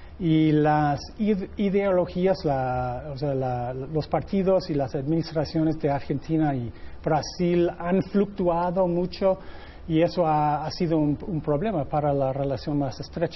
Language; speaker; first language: Spanish; non-native, fluent; English